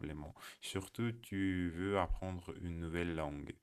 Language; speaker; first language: French; non-native, learner; Russian